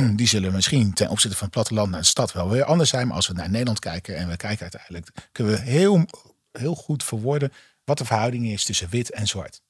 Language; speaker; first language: Dutch; native; Dutch